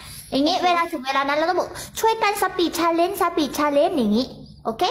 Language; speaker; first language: Thai; early bilingual, other home language; Korean